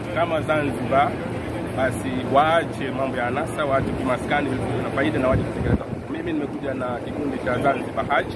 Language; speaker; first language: Swahili; native; Swahili